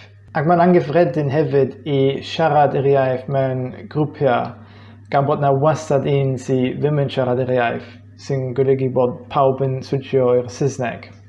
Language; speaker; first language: Welsh; non-native, fluent; English